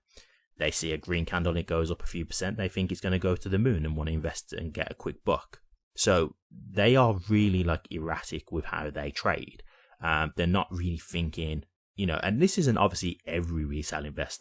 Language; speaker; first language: English; native; English